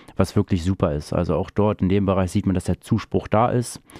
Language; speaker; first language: German; native; German